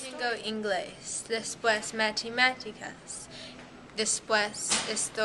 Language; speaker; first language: Spanish; non-native, learner; English